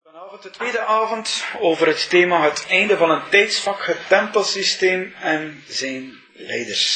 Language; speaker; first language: Dutch; native; Dutch